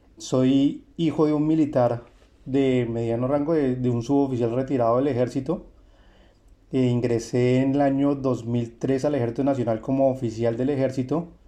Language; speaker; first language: Spanish; native; Spanish